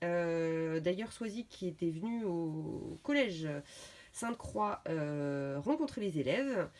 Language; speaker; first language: French; native; French